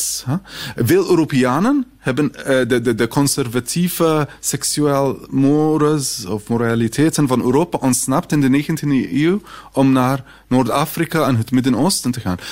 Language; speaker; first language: Dutch; non-native, fluent; Arabic